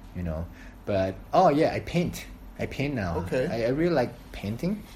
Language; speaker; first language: English; non-native, fluent; Thai